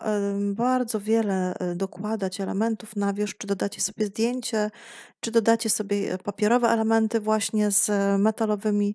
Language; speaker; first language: Polish; native; Polish